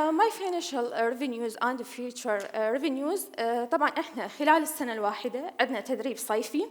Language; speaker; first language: English; non-native, learner; Arabic